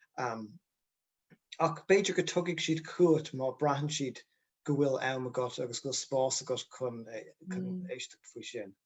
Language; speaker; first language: Irish; non-native, local second language; English